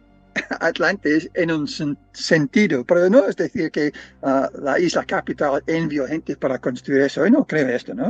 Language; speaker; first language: Spanish; non-native, fluent; English